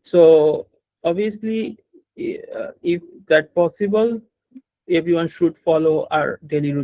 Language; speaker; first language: English; non-native, learner; Bangla